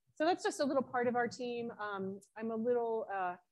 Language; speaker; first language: English; native; English